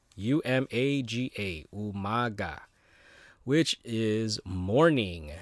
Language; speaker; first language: English; native; English